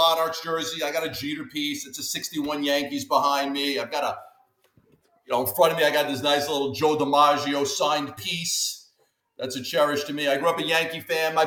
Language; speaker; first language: English; native; English